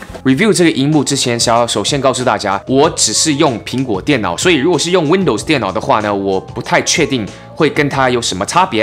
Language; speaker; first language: Chinese; early bilingual, heritage; English